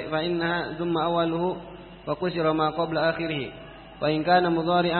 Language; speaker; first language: Arabic; non-native, learner; Indonesian